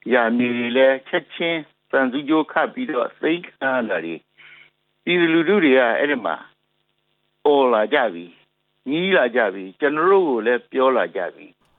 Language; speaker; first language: Burmese; non-native, local second language; S'gaw Karen